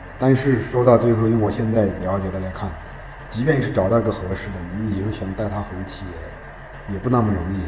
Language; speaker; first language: Chinese; native; Chinese